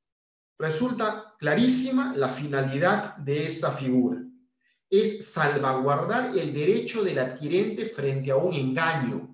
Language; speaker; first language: Spanish; native; Spanish